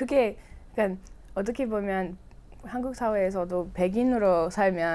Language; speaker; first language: Korean; non-native, fluent; English